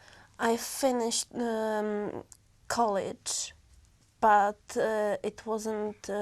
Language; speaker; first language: English; non-native, learner; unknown